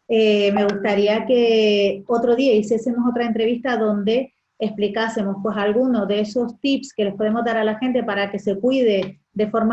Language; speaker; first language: Spanish; native; Spanish